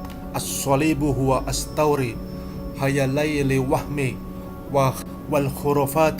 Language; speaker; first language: Arabic; non-native, learner; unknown